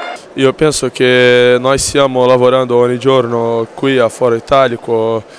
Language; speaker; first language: Italian; non-native, learner; Portuguese